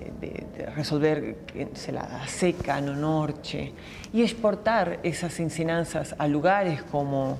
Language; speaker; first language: Spanish; non-native, learner; Portuguese